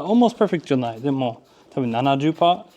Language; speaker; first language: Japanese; non-native, learner; English